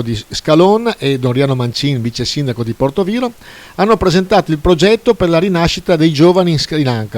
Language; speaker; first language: Italian; native; Italian